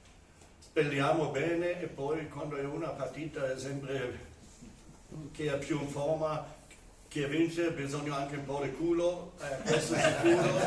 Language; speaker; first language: Italian; non-native, fluent; German